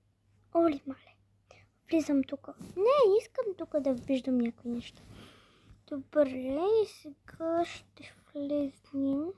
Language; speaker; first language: Bulgarian; early bilingual, heritage; Bulgarian